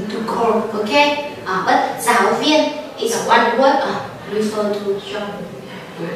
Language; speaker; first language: English; non-native, learner; Vietnamese